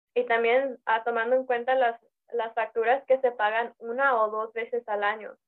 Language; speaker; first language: Spanish; early bilingual, heritage; Spanish